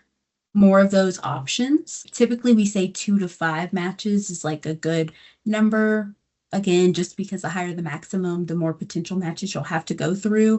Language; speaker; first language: English; native; English